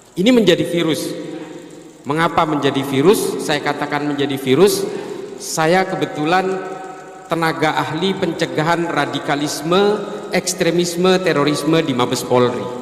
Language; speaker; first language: Indonesian; non-native, local second language; Madurese